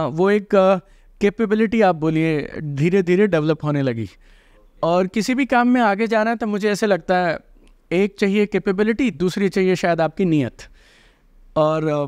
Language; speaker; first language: Hindi; native; Hindi